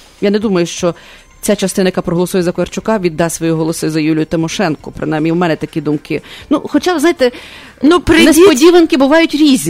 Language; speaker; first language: Ukrainian; native; Ukrainian